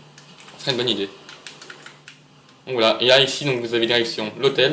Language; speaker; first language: French; native; French